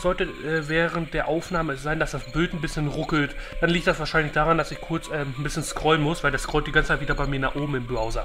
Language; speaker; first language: German; native; German